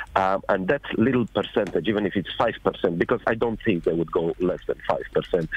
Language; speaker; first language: English; non-native, fluent; Romanian